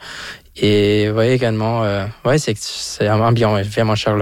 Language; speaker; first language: French; non-native, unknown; Vietnamese